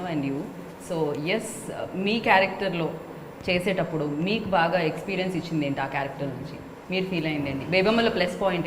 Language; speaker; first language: Telugu; native; Telugu